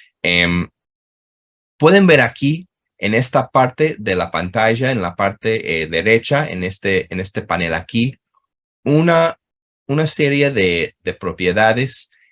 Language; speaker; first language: Spanish; non-native, fluent; English